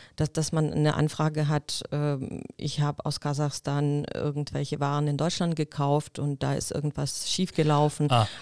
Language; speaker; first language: German; non-native, fluent; Russian